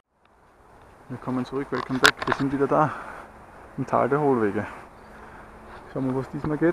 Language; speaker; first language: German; native; German